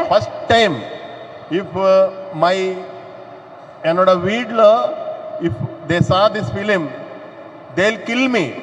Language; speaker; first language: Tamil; non-native, learner; Telugu